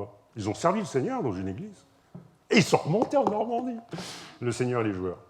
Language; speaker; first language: French; native; French